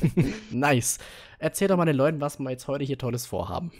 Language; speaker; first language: German; native; German